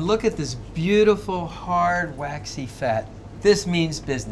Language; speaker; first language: English; native; English